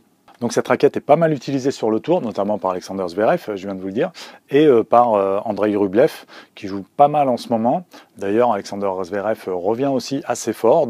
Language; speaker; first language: French; native; French